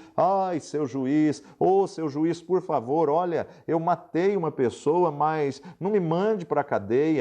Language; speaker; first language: Portuguese; native; Portuguese